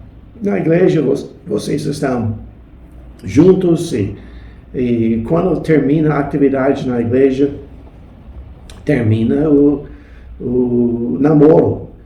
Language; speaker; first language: Portuguese; non-native, fluent; English